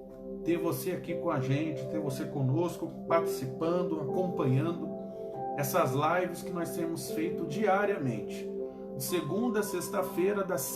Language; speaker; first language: Portuguese; native; Portuguese